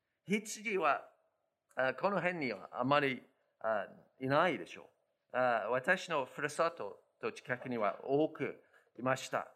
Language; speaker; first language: Japanese; non-native, fluent; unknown